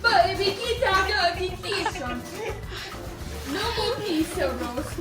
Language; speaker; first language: Spanish; non-native, learner; English